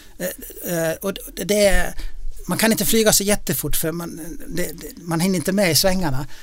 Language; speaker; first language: Swedish; native; Swedish